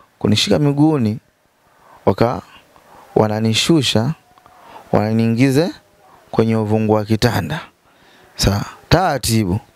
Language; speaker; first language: Swahili; native; Swahili